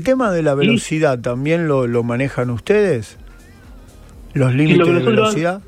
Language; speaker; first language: Spanish; native; Spanish